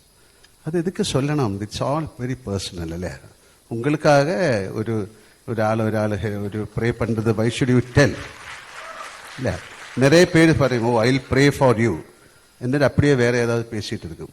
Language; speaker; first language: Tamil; non-native, learner; Malayalam